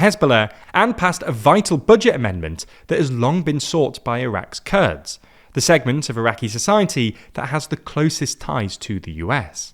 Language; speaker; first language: English; native; English